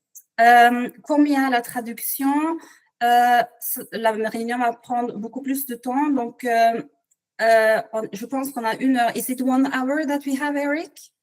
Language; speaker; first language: French; non-native, fluent; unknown